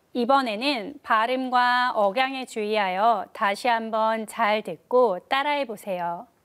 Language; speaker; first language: Korean; native; Korean